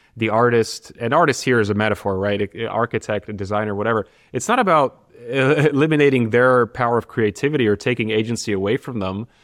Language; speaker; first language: English; non-native, fluent; Bulgarian